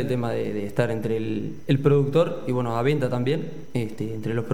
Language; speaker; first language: Spanish; native; Spanish